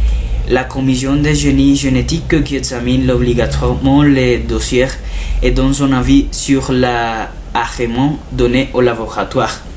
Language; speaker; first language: French; non-native, learner; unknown